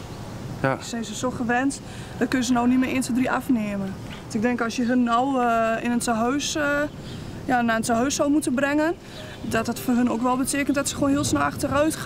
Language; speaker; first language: Dutch; native; Dutch